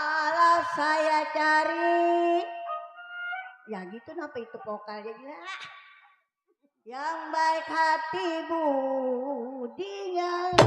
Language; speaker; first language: Malay; native; Malay